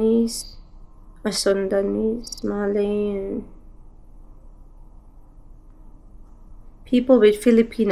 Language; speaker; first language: English; non-native, local second language; Cebuano